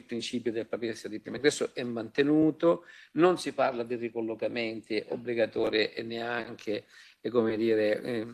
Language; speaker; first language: Italian; native; Italian